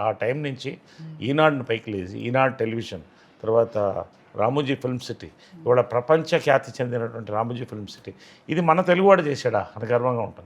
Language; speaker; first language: Telugu; native; Telugu